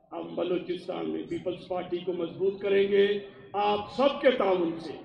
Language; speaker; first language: Urdu; non-native, local second language; Baluchi